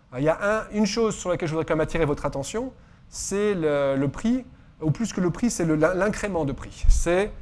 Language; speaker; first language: French; native; French